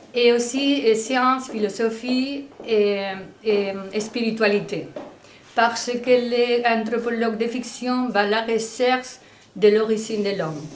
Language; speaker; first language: French; non-native, learner; Spanish